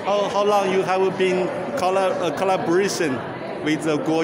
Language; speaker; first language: English; non-native, learner; Chinese